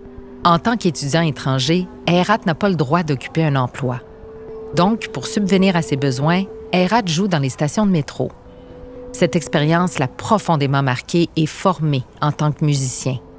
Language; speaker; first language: French; native; French